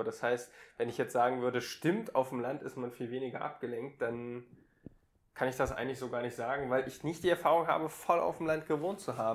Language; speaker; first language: German; native; German